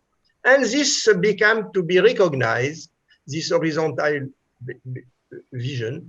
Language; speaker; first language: English; non-native, fluent; French